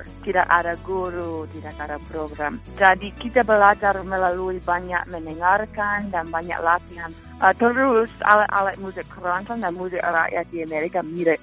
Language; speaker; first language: Indonesian; non-native, fluent; English